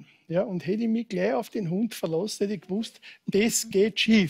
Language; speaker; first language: German; native; German